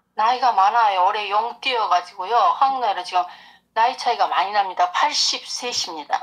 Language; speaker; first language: Korean; native; Korean